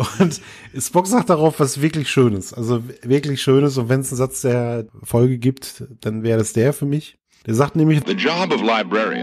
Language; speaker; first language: German; native; German